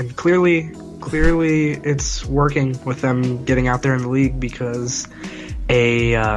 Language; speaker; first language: English; native; English